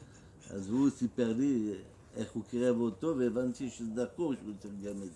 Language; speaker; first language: Hebrew; non-native, fluent; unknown